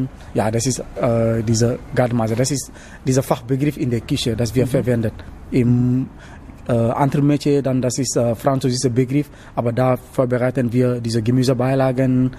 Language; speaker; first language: German; non-native, learner; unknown